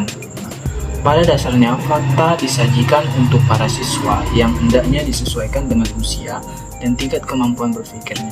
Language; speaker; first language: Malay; non-native, local second language; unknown